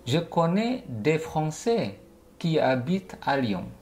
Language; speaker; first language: French; non-native, fluent; Indonesian